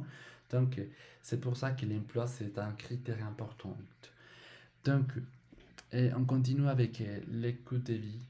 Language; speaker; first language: French; non-native, learner; Spanish